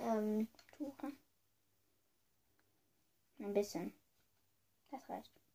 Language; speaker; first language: German; early bilingual, other home language; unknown